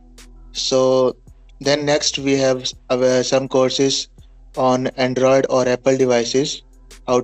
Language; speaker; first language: English; non-native, local second language; Punjabi